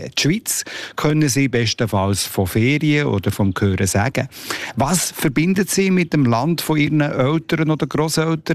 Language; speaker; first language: German; native; German